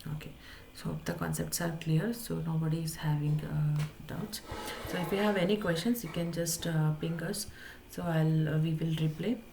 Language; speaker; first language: English; non-native, local second language; Kannada